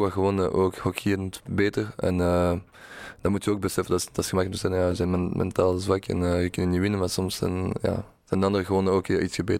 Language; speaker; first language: Dutch; non-native, local second language; French